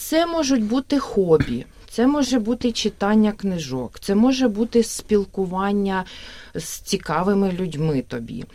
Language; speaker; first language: Ukrainian; native; Ukrainian